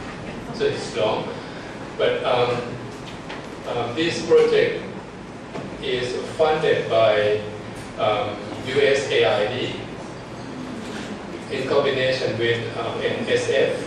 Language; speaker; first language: English; non-native, fluent; Thai